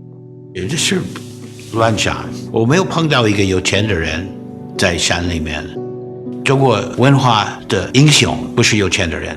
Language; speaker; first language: Chinese; non-native, fluent; English